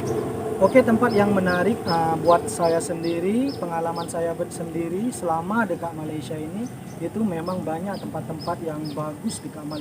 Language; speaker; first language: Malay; non-native, local second language; Indonesian